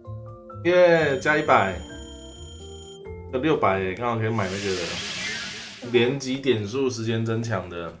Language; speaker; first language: Chinese; native; Chinese